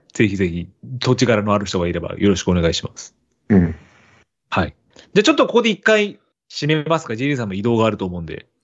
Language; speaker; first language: Japanese; native; Japanese